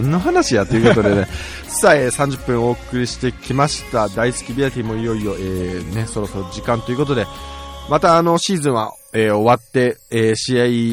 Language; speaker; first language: Japanese; native; Japanese